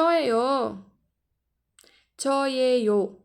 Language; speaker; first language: Korean; non-native, fluent; Portuguese